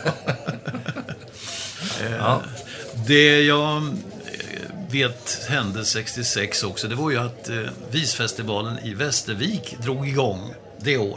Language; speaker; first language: Swedish; native; Swedish